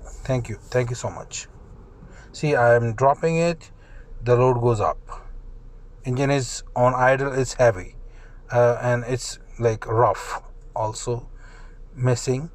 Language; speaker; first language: English; non-native, fluent; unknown